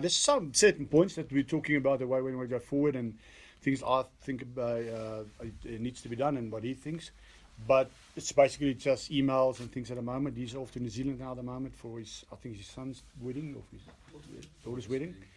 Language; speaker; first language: English; non-native, local second language; Afrikaans